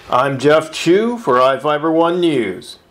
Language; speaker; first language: English; native; English